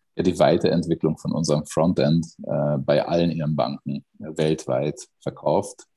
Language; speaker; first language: German; non-native, fluent; Hungarian